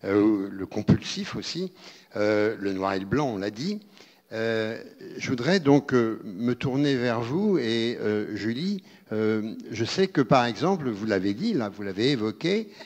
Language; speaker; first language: French; native; French